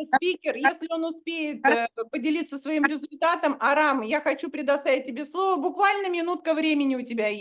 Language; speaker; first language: Russian; native; Russian